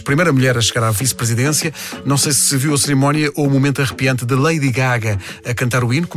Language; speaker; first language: Portuguese; native; Portuguese